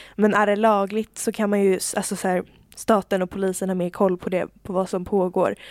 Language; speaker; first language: Swedish; native; Swedish